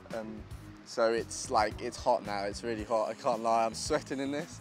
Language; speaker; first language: English; native; English